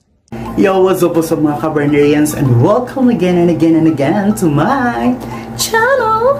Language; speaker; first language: English; non-native, local second language; Filipino